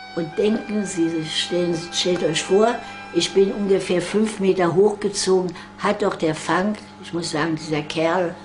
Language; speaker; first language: German; native; German